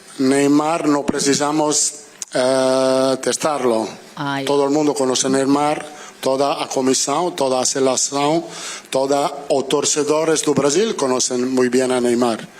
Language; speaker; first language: Spanish; non-native, fluent; Italian